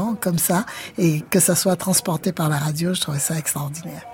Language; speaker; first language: French; native; French